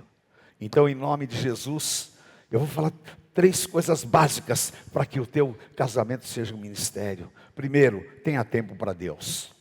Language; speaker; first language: Portuguese; native; Portuguese